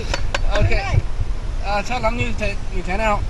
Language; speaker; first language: Vietnamese; non-native, learner; English